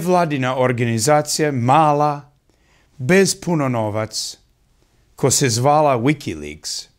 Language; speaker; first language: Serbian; early bilingual, heritage; English